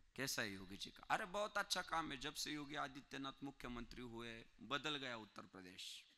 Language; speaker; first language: Hindi; non-native, local second language; Marathi